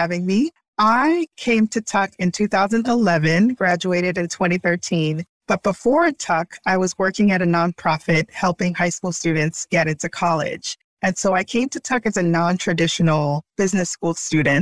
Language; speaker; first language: English; early bilingual, other home language; Haitian Creole